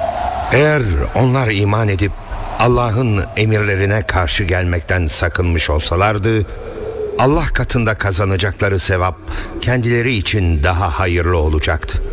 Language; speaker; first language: Turkish; native; Turkish